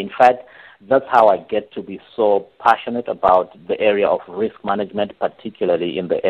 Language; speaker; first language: English; non-native, local second language; Shona